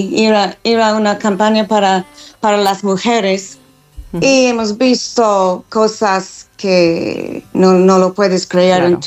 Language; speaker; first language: Spanish; non-native, fluent; English